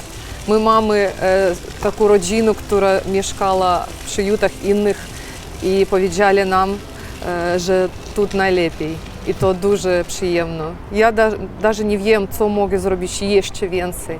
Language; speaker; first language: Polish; non-native, learner; Ukrainian